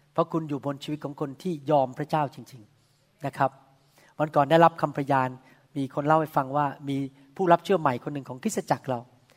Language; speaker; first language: Thai; native; Thai